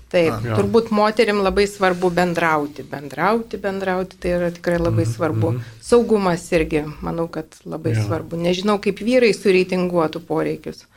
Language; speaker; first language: Lithuanian; native; Lithuanian